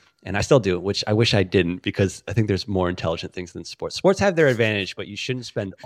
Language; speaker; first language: English; native; English